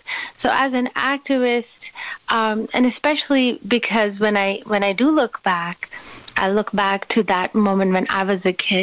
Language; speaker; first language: English; non-native, local second language; Urdu